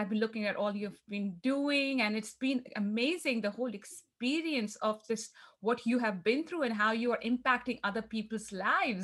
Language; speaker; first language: English; non-native, local second language; Urdu